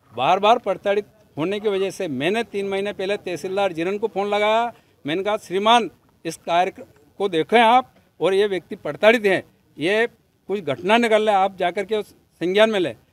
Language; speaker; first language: Hindi; native; Hindi